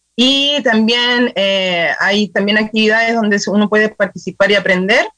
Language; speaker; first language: Spanish; native; Spanish